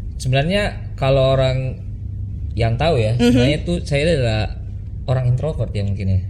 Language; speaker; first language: Indonesian; native; Indonesian